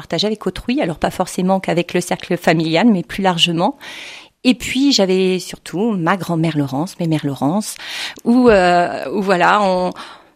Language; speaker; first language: French; native; French